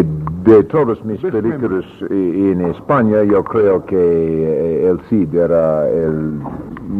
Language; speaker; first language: Spanish; non-native, learner; English